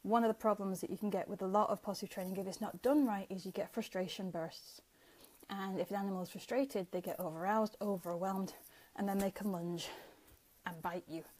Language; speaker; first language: English; native; English